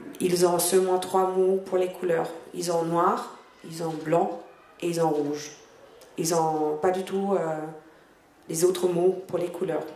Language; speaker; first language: French; non-native, fluent; German